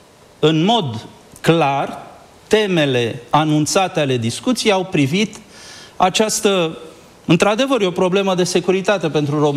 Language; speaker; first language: Romanian; native; Romanian